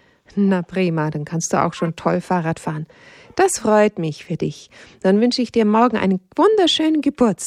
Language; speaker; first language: German; native; German